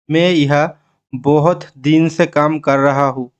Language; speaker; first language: Hindi; non-native, learner; Bangla